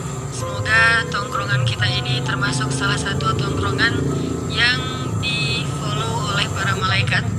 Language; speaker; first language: Indonesian; native; Indonesian